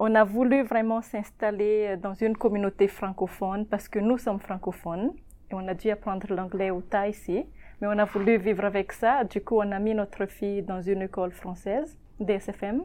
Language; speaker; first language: French; non-native, local second language; Malagasy